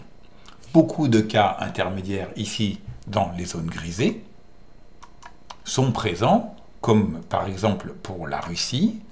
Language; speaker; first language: French; native; French